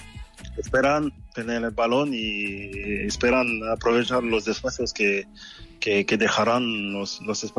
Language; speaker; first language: Spanish; non-native, fluent; French